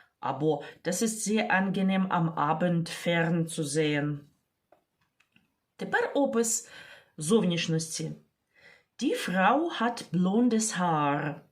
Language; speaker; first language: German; non-native, fluent; Ukrainian